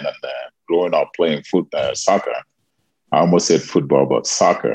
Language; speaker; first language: English; non-native, local second language; Igbo